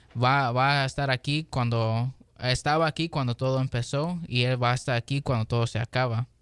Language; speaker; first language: Spanish; early bilingual, heritage; Spanish